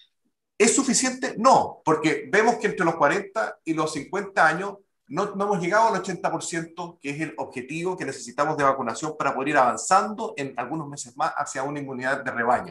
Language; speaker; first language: Spanish; native; Spanish